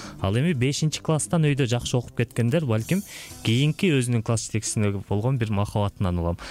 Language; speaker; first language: Kyrgyz; native; Kyrgyz